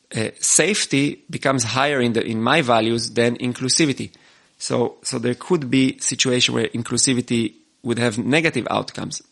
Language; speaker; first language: English; non-native, fluent; Hebrew